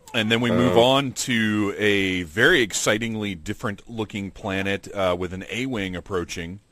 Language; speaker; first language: English; native; English